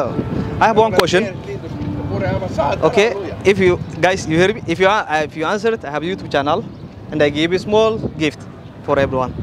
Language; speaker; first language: English; non-native, learner; Tigrinya